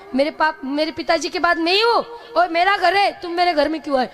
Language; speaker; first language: Hindi; non-native, local second language; Marathi